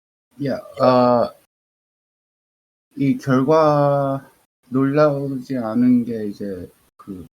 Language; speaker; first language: Korean; early bilingual, heritage; Korean